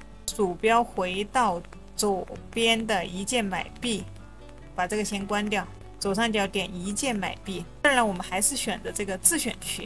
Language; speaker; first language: Chinese; native; Chinese